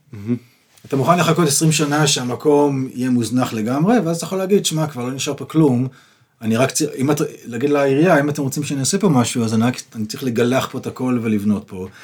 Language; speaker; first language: Hebrew; native; Hebrew